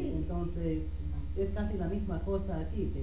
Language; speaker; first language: Spanish; non-native, fluent; English